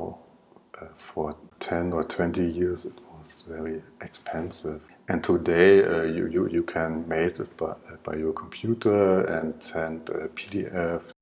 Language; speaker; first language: English; non-native, learner; German